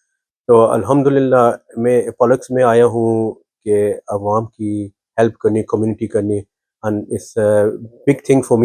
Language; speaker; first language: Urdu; early bilingual, heritage; Urdu